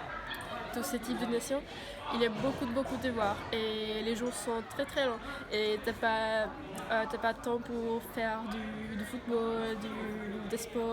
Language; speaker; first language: French; non-native, learner; Finnish